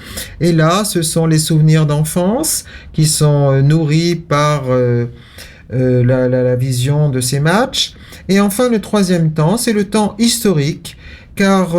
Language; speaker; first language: French; native; French